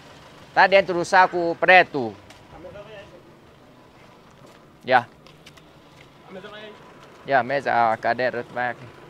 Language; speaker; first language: Portuguese; non-native, learner; Vietnamese